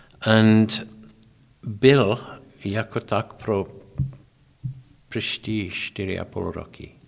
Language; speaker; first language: Czech; non-native, learner; English